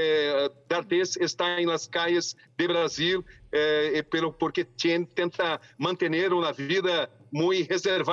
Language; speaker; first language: Spanish; non-native, fluent; Portuguese